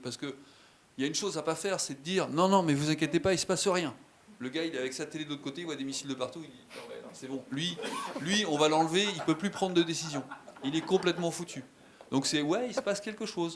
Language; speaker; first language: French; native; French